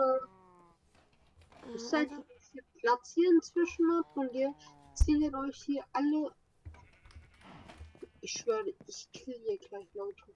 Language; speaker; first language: German; native; German